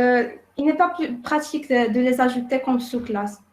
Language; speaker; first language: French; non-native, local second language; Arabic